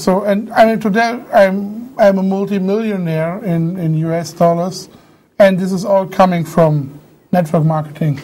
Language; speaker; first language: English; non-native, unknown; German